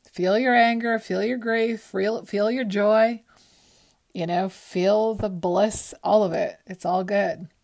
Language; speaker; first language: English; early bilingual, other home language; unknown